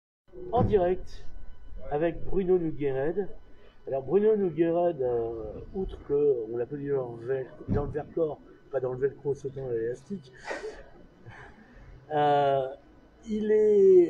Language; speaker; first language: French; native; French